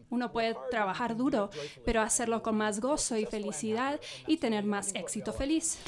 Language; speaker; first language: Spanish; non-native, fluent; English